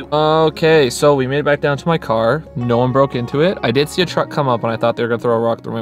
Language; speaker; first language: English; native; English